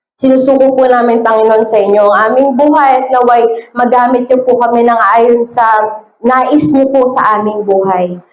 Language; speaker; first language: Filipino; native; Filipino